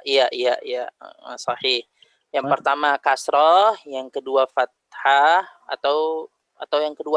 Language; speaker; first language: Indonesian; native; Indonesian